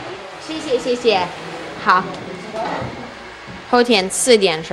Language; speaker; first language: Chinese; non-native, learner; English